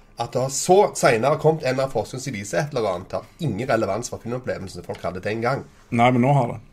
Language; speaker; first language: Norwegian; native; Norwegian